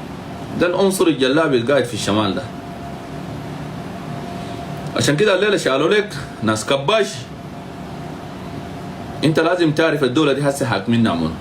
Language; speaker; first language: Arabic; native; Arabic